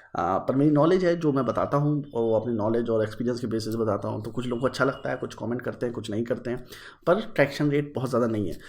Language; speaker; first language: Hindi; native; Hindi